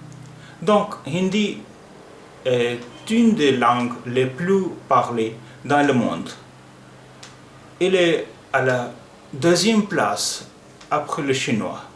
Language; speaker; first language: French; non-native, fluent; Hindi